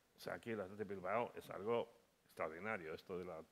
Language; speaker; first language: Spanish; non-native, fluent; English